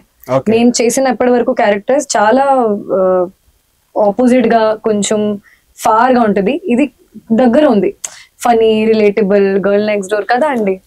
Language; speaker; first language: Telugu; non-native, learner; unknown